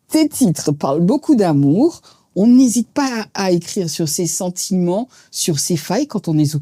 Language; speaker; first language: French; native; French